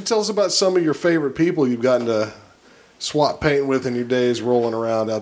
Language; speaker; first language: English; native; English